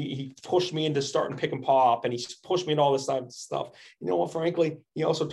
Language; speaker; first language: English; native; English